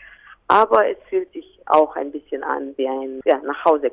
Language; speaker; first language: German; non-native, local second language; Romanian